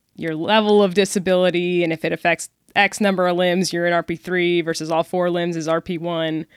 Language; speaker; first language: English; native; English